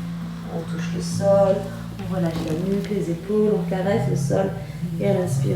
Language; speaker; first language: French; native; French